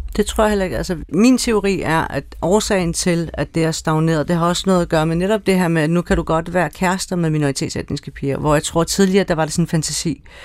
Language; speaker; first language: Danish; early bilingual, other home language; Persian